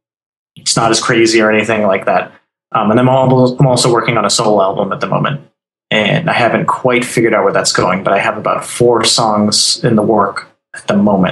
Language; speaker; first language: English; native; English